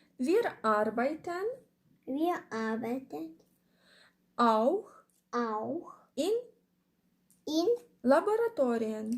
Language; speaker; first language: German; non-native, fluent; Ukrainian